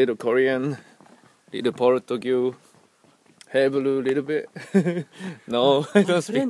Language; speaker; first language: English; non-native, learner; Japanese